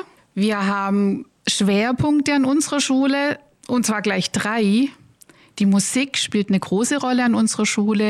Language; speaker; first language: German; native; German